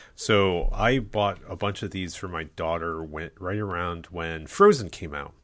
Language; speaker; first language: English; native; English